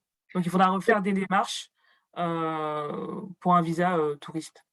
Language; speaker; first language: French; native; French